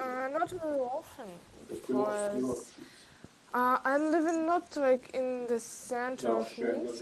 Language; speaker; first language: English; non-native, learner; Russian